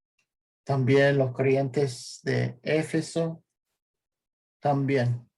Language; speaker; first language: Spanish; non-native, fluent; English